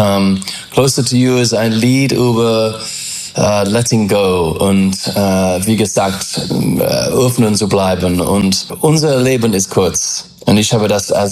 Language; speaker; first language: German; non-native, learner; English